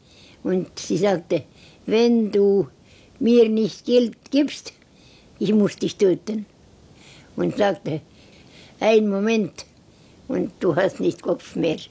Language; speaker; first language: German; non-native, learner; Estonian